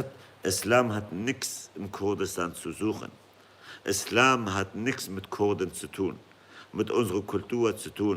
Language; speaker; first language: German; non-native, fluent; Kurdish